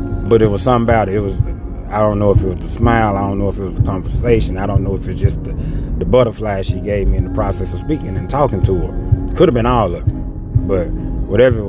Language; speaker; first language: English; native; English